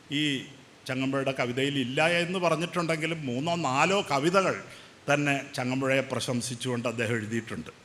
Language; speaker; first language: Malayalam; native; Malayalam